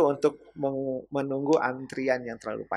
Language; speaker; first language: Indonesian; native; Indonesian